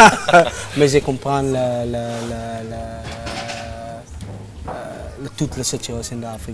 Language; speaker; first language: French; non-native, learner; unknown